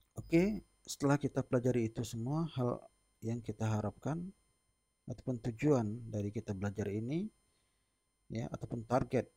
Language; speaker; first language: Indonesian; native; Indonesian